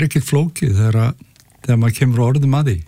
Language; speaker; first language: Icelandic; native; Icelandic